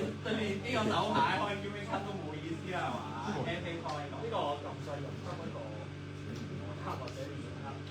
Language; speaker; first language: Cantonese; native; Cantonese